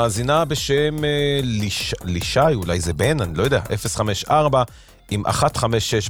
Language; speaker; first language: Hebrew; native; Hebrew